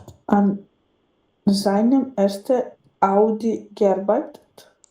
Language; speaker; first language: German; non-native, learner; Macedonian